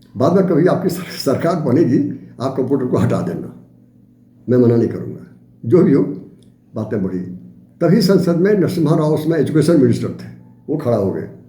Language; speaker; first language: Hindi; native; Hindi